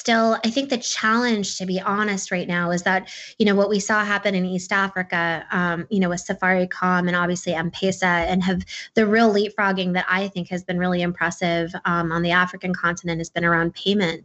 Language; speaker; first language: English; non-native, local second language; Urdu